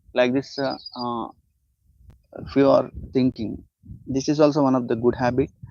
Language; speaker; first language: English; non-native, local second language; Telugu